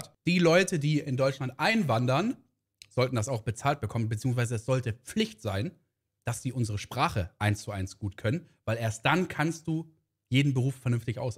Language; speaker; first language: German; native; German